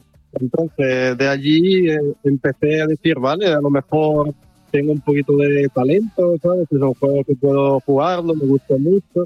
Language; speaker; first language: Spanish; non-native, fluent; Italian